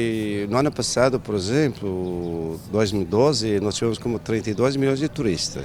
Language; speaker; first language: Portuguese; non-native, learner; Turkish